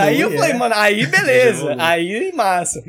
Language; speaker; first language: Portuguese; native; Portuguese